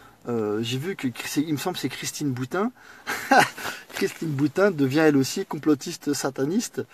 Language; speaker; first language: French; native; French